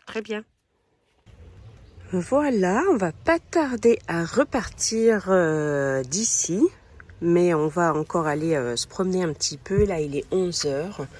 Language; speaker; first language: French; native; French